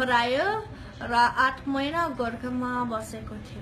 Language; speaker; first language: Nepali; non-native, learner; English